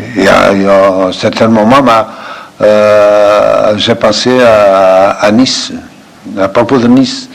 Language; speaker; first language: French; non-native, fluent; Portuguese